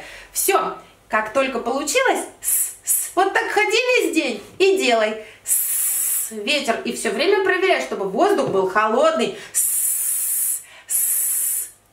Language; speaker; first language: Russian; native; Russian